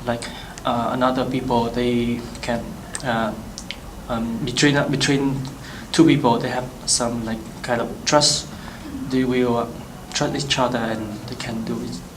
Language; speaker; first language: English; non-native, learner; Vietnamese